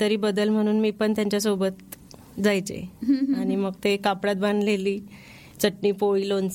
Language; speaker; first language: Marathi; native; Marathi